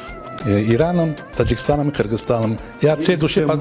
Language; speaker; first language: Russian; non-native, local second language; Tajik